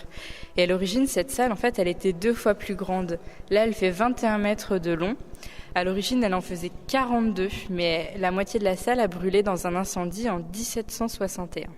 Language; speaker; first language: French; native; French